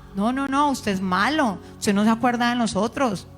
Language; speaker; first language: Spanish; native; Spanish